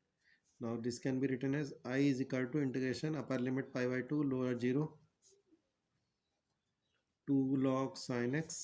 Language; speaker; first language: English; non-native, local second language; Hindi